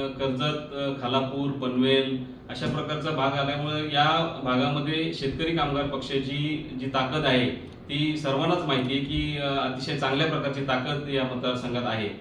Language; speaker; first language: Marathi; native; Marathi